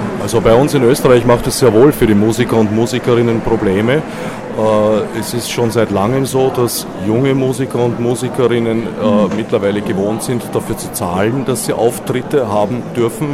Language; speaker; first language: German; native; German